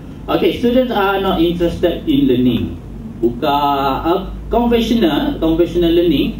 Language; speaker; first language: English; non-native, local second language; Malay